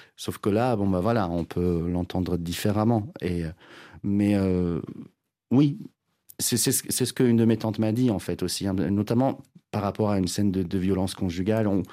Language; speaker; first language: French; non-native, fluent; Azerbaijani